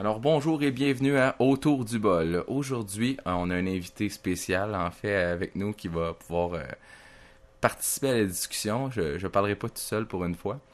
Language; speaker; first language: French; native; French